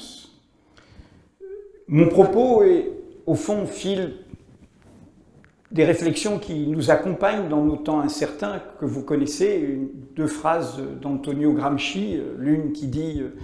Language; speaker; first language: French; native; French